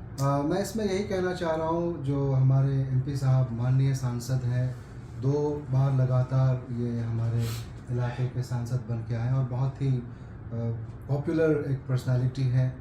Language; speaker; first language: Urdu; native; Urdu